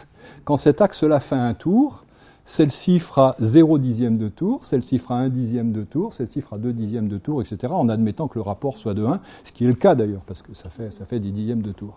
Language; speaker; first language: French; native; French